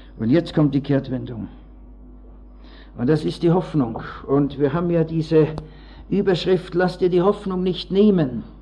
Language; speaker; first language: German; native; German